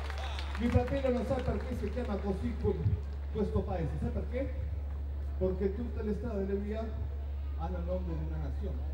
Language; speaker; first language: Italian; non-native, learner; Spanish